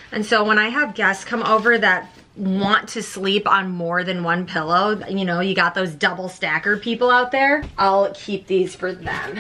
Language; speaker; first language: English; native; English